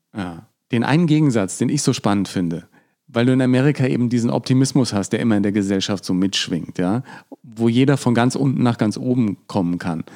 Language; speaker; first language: German; native; German